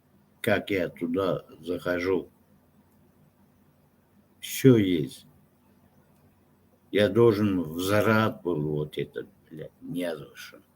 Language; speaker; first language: Russian; non-native, local second language; Turkmen